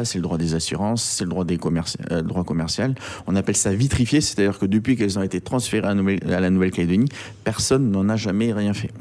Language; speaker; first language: French; native; French